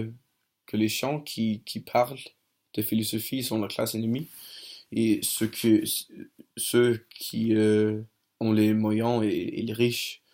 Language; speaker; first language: French; non-native, learner; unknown